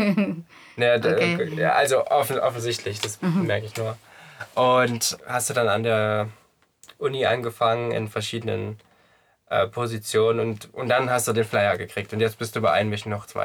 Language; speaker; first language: German; native; German